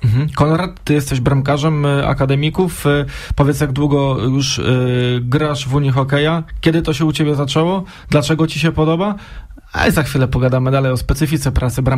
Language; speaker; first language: Polish; native; Polish